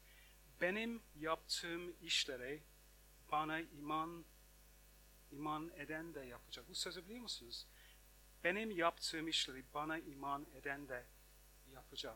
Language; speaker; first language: Turkish; non-native, fluent; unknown